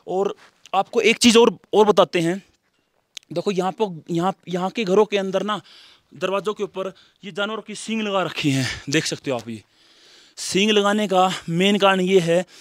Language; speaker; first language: Hindi; native; Hindi